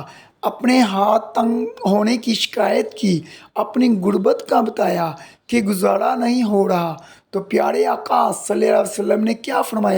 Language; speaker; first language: Urdu; native; Urdu